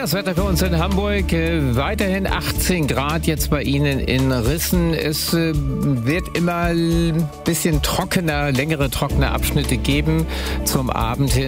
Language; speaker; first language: German; native; German